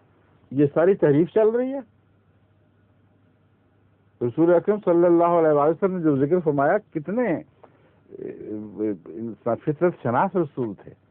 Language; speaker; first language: Urdu; native; Urdu